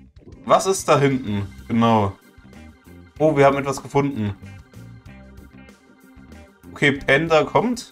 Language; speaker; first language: German; native; German